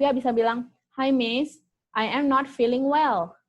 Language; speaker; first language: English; non-native, fluent; Indonesian